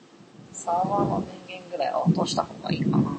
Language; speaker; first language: Japanese; native; Japanese